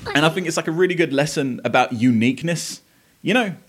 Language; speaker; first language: English; native; English